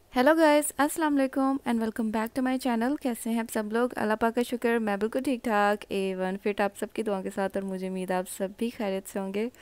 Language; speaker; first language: Urdu; native; Urdu